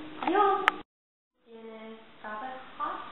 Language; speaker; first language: Spanish; non-native, learner; English